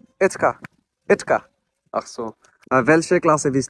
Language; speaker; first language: German; non-native, learner; Bangla